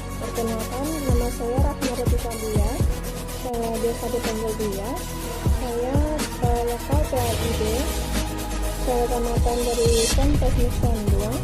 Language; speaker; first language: Indonesian; non-native, local second language; Minangkabau